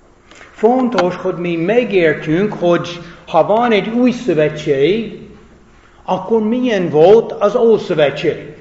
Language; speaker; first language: Hungarian; non-native, fluent; English